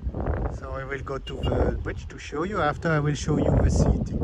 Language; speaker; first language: English; non-native, learner; Dutch